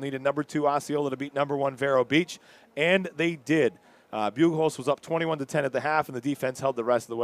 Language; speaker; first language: English; native; English